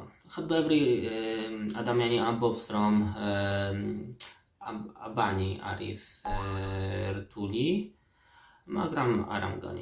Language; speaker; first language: Georgian; non-native, learner; Polish